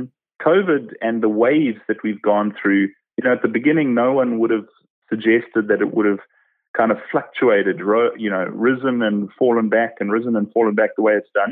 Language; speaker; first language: English; native; English